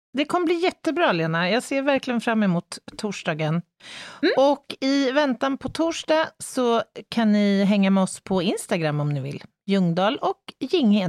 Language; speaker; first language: Swedish; native; Swedish